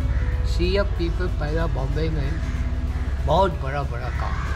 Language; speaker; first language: Hindi; non-native, local second language; Chinese